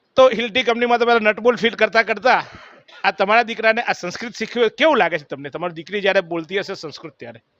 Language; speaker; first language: Gujarati; native; Gujarati